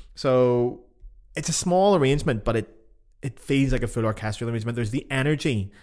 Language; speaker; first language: English; native; English